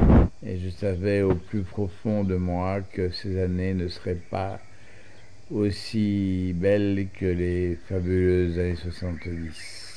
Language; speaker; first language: French; native; French